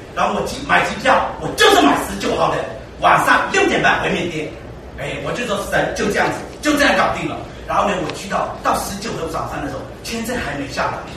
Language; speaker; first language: Chinese; early bilingual, heritage; Chinese